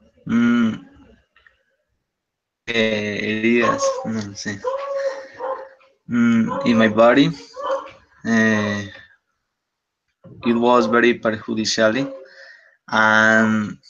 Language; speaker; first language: English; non-native, learner; Spanish